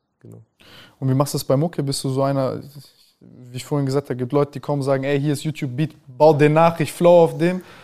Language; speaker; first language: German; native; German